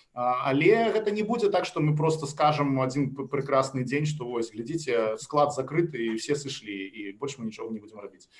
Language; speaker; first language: Belarusian; non-native, local second language; Russian